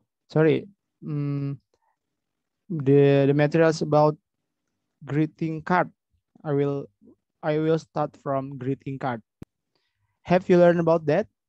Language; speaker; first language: English; non-native, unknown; Indonesian